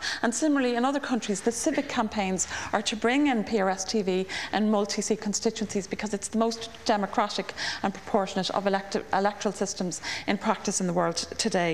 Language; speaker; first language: English; native; English